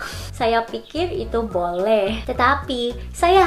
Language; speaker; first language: Indonesian; non-native, learner; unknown